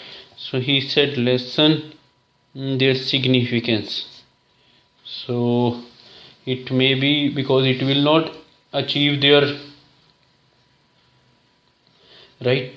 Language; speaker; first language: English; non-native, local second language; Hindi